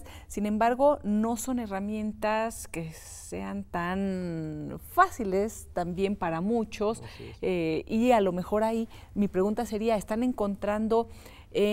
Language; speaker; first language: Spanish; native; Spanish